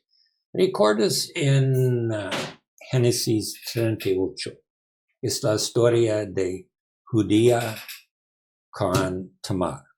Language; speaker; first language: Spanish; non-native, learner; English